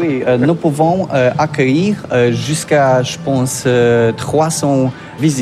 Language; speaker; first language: French; non-native, learner; Polish